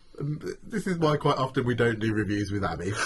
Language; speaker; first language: English; native; English